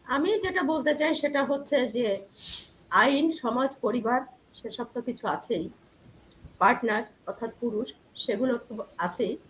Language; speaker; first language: Bangla; native; Bangla